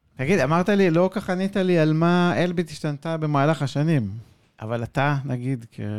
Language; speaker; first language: Hebrew; native; Hebrew